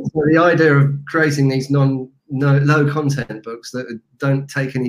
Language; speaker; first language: English; native; English